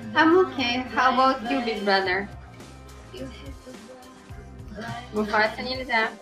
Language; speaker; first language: English; non-native, learner; Russian